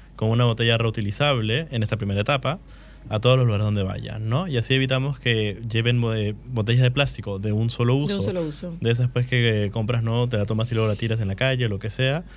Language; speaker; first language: Spanish; native; Spanish